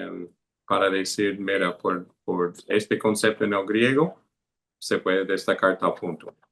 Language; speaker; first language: Spanish; non-native, fluent; English